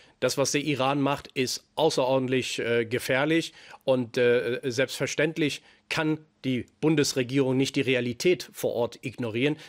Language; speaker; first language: German; early bilingual, other home language; Persian